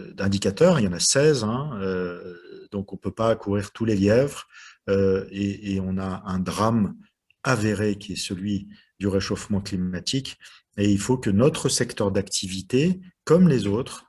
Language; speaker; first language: French; native; French